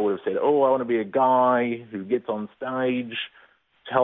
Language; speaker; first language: English; native; English